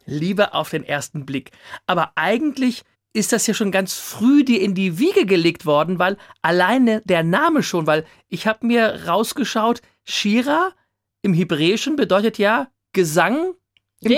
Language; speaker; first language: German; native; German